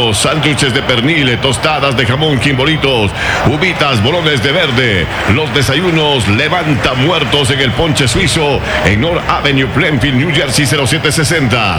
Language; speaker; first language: Spanish; native; Spanish